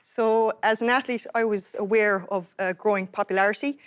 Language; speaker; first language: English; native; English